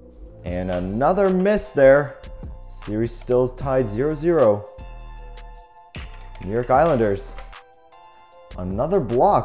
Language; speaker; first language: English; native; English